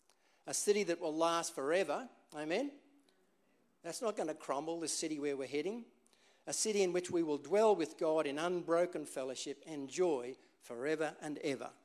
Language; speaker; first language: English; native; English